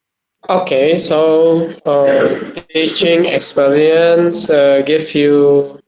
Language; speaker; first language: English; non-native, learner; Indonesian